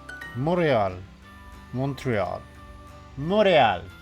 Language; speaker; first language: French; non-native, learner; English